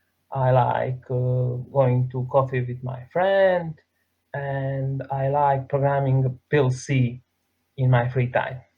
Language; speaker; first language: English; non-native, learner; Serbian